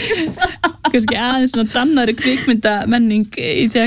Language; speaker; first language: Icelandic; native; Icelandic